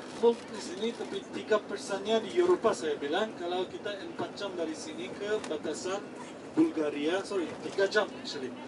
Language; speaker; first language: Indonesian; non-native, fluent; Turkish